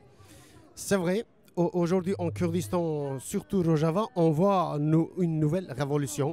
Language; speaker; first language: French; non-native, learner; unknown